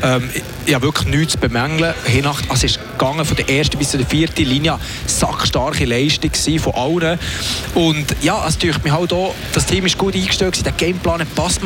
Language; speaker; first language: German; native; German